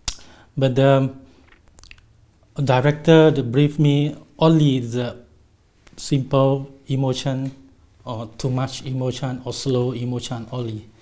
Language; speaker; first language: English; non-native, learner; Thai